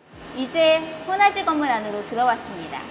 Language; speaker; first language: Korean; native; Korean